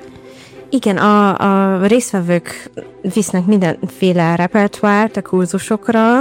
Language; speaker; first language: Hungarian; non-native, fluent; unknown